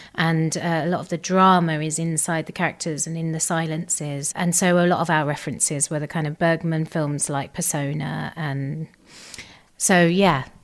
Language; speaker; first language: English; native; English